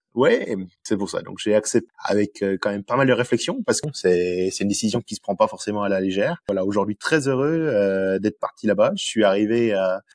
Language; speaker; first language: French; native; French